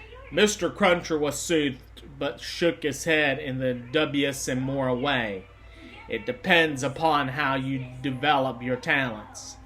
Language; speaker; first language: English; native; English